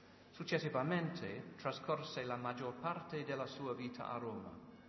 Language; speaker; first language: Italian; non-native, learner; English